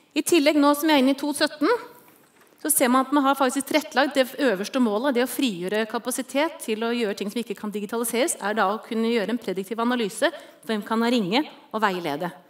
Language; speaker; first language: Norwegian; native; Norwegian